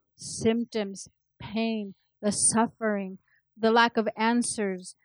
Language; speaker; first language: English; early bilingual, other home language; Spanish